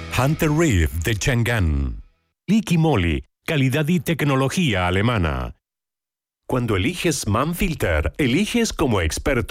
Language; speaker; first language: Spanish; native; Spanish